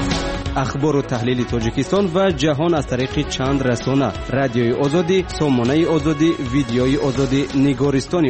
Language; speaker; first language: Tajik; native; Tajik